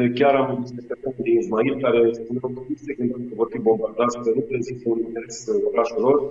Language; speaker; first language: Romanian; non-native, local second language; Russian